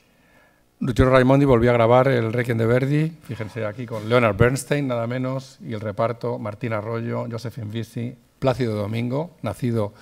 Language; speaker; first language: Spanish; native; Spanish